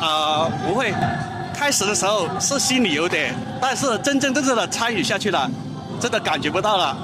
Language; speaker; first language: Chinese; native; Chinese